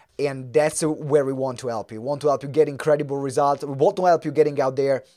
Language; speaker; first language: English; non-native, fluent; Italian